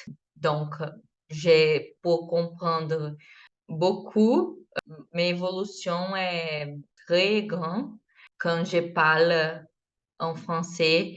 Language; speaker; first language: French; non-native, learner; Portuguese